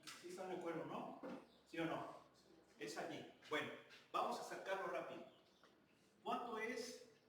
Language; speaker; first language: Spanish; native; Spanish